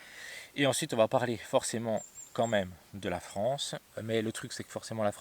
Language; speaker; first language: French; native; French